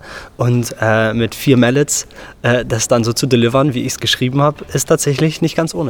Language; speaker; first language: German; native; German